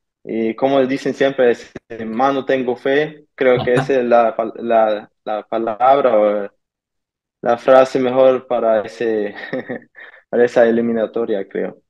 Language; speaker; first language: Spanish; early bilingual, heritage; German